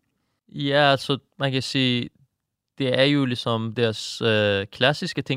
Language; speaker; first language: Danish; non-native, fluent; Persian